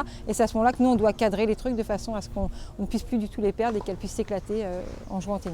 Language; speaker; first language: French; native; French